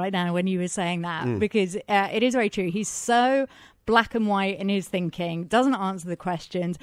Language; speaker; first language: English; native; English